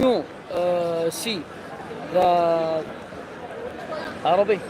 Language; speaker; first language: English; non-native, learner; Arabic